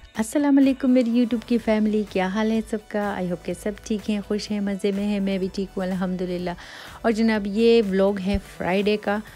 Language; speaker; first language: Urdu; native; Urdu